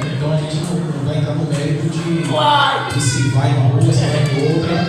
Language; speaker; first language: Portuguese; native; Portuguese